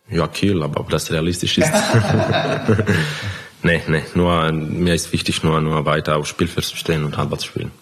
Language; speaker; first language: German; non-native, fluent; Croatian